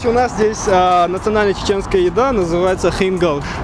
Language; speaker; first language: Russian; non-native, local second language; Chechen